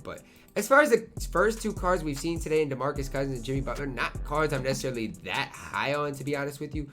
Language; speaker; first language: English; native; English